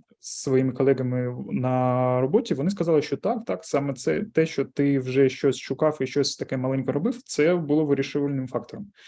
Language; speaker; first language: Ukrainian; non-native, local second language; Russian